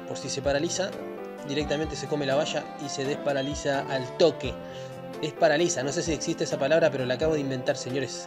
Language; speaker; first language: Spanish; native; Spanish